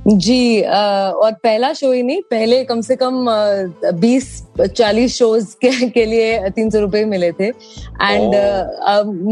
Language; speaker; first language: Hindi; non-native, local second language; Tamil